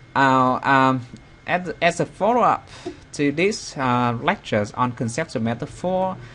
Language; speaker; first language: English; non-native, fluent; Vietnamese